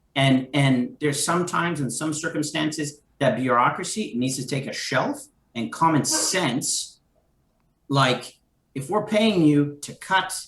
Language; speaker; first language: English; native; English